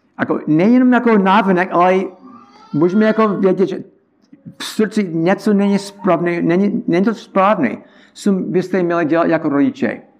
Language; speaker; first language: Czech; non-native, learner; English